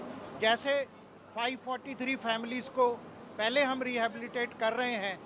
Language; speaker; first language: Hindi; native; Hindi